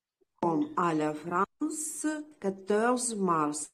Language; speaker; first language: French; non-native, learner; Ukrainian